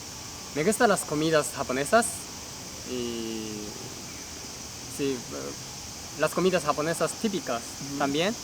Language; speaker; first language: Spanish; non-native, learner; Japanese